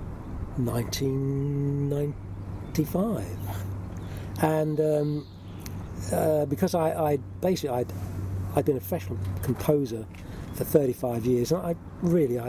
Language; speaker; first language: English; native; English